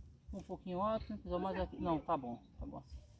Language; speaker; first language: Portuguese; native; Portuguese